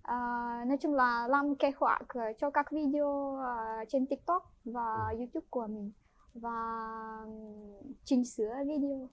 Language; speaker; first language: Vietnamese; non-native, fluent; Ukrainian